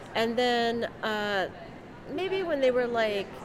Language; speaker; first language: English; native; English